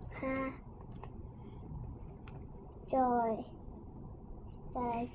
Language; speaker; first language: Chinese; non-native, local second language; Cantonese